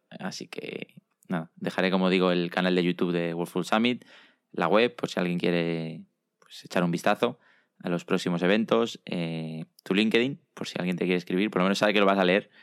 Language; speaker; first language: Spanish; native; Spanish